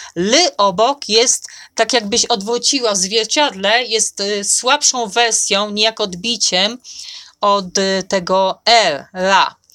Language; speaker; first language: Polish; native; Polish